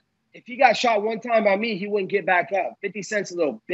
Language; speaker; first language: English; native; English